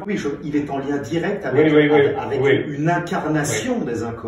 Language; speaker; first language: French; native; French